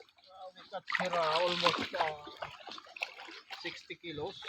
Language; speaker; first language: English; non-native, learner; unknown